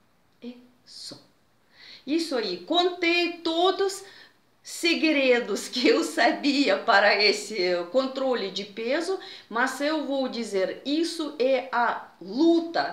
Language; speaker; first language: Portuguese; non-native, fluent; Russian